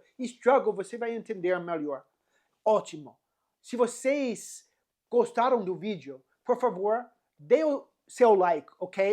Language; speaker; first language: Portuguese; non-native, fluent; English